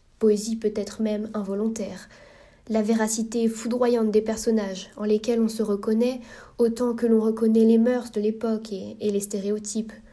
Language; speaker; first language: French; native; French